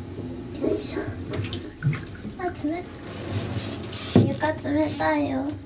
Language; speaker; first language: Japanese; native; Japanese